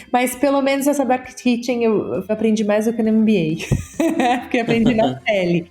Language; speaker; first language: Portuguese; native; Portuguese